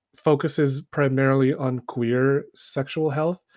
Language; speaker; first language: English; early bilingual, other home language; Filipino